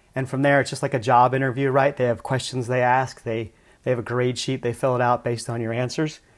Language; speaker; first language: English; native; English